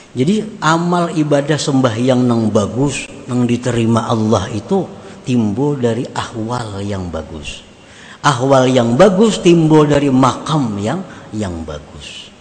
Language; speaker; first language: Indonesian; non-native, local second language; Banjar